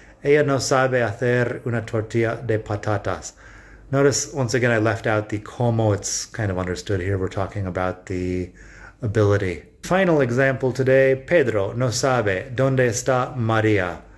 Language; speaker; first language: Spanish; non-native, fluent; English